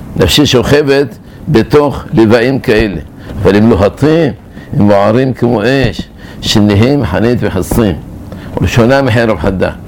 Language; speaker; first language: Hebrew; early bilingual, other home language; Arabic